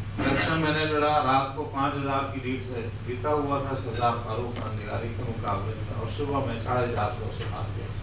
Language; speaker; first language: Urdu; non-native, local second language; Saraiki